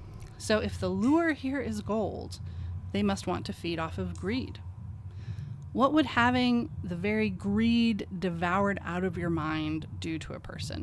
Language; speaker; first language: English; native; English